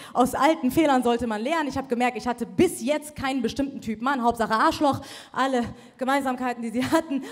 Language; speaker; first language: German; early bilingual, other home language; Persian